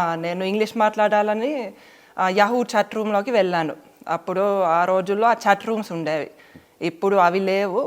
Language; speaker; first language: Telugu; non-native, fluent; Finnish